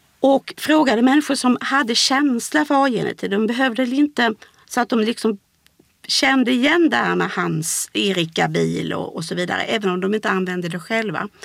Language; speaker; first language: Swedish; native; Swedish